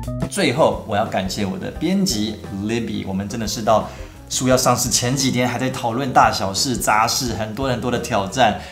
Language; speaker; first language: Chinese; early bilingual, other home language; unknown